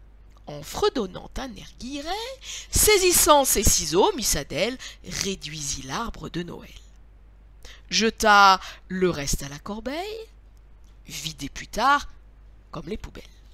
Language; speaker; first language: French; native; French